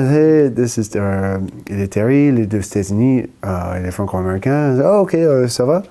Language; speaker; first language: French; non-native, fluent; English